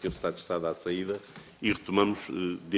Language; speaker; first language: Portuguese; native; Portuguese